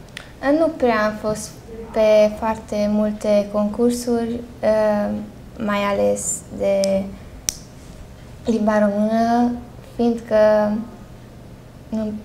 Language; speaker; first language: Romanian; non-native, local second language; Hungarian